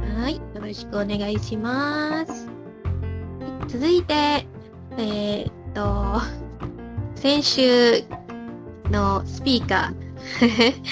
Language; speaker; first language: Japanese; non-native, learner; Malay